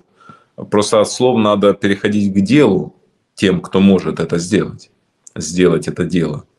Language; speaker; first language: Russian; native; Russian